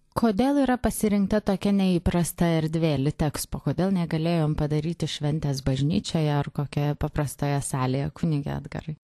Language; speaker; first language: Lithuanian; native; Lithuanian